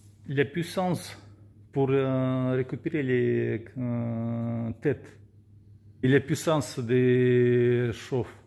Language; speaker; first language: French; non-native, learner; Russian